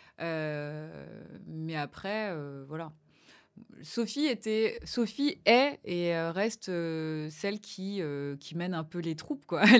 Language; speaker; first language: French; native; French